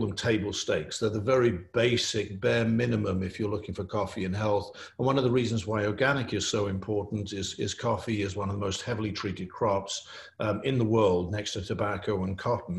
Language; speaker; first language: English; native; English